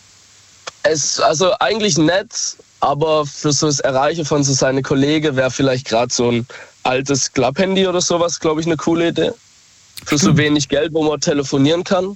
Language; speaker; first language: German; native; German